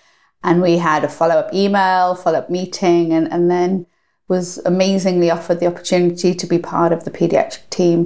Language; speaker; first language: English; native; English